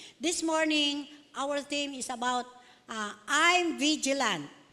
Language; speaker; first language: English; non-native, local second language; Filipino